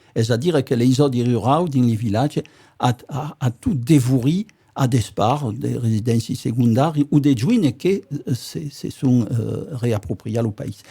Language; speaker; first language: Occitan; native; Occitan